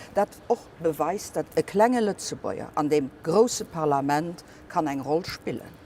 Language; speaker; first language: Luxembourgish; native; Luxembourgish